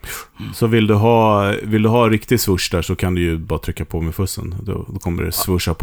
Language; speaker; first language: Swedish; native; Swedish